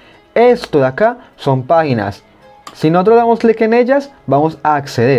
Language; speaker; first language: Spanish; native; Spanish